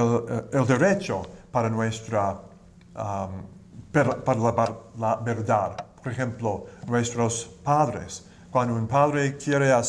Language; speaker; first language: Spanish; non-native, learner; English